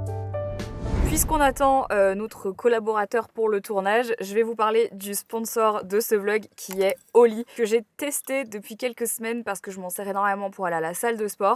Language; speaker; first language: French; native; French